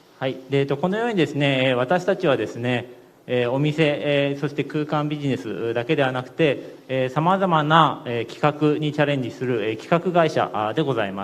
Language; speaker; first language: Japanese; native; Japanese